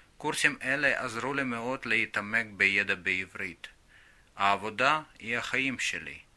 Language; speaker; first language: Hebrew; non-native, fluent; Russian